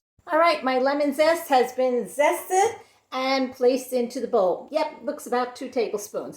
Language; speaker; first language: English; native; English